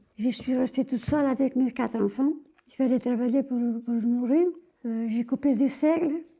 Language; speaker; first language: French; non-native, fluent; Portuguese